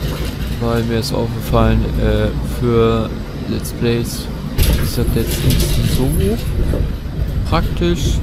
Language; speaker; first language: German; native; German